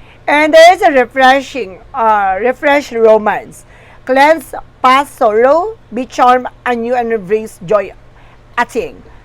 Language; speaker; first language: English; non-native, local second language; Filipino